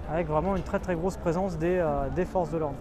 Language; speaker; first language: French; native; French